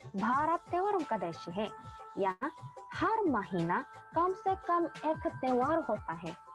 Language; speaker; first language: Hindi; non-native, learner; Korean